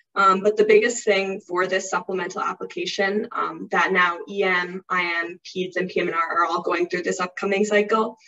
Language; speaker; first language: English; native; English